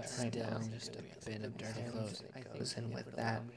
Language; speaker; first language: English; native; English